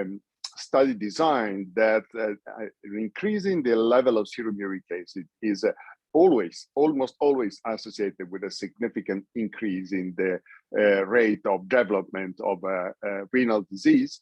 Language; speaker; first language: English; non-native, fluent; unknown